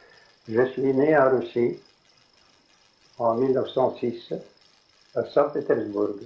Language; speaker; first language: French; non-native, fluent; Russian